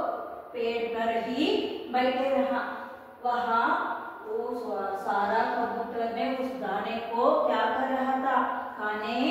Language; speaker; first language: Hindi; non-native, local second language; Kannada